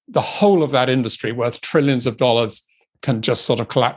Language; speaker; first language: English; native; English